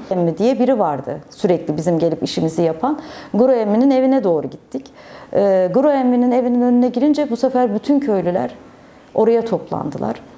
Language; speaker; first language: Turkish; native; Turkish